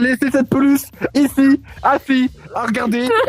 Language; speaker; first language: French; native; French